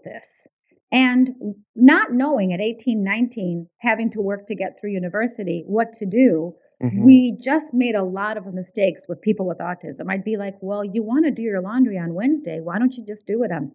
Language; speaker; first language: English; early bilingual, other home language; Ukrainian